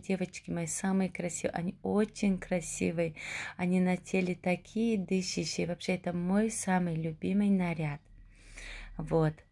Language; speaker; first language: Russian; non-native, local second language; Tajik